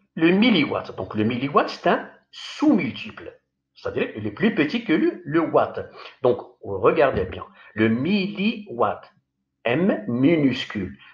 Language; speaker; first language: French; non-native, local second language; Arabic